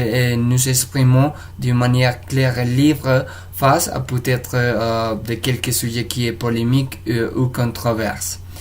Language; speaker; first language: French; non-native, fluent; Spanish